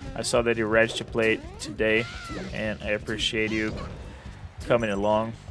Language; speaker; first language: English; non-native, fluent; Portuguese